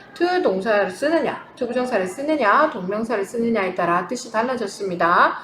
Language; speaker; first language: Korean; native; Korean